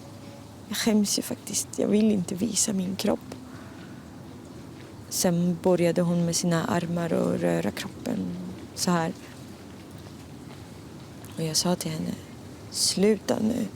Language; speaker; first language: Swedish; early bilingual, other home language; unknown